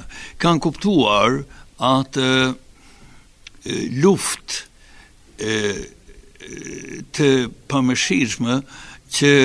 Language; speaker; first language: Albanian; non-native, fluent; Swedish